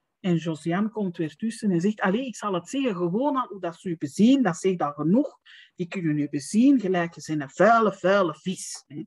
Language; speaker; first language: Dutch; native; Dutch